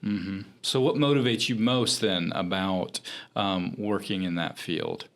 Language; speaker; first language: English; native; English